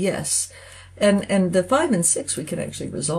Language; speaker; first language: English; native; English